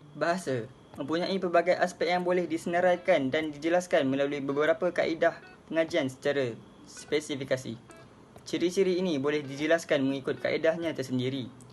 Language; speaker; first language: Malay; native; Malay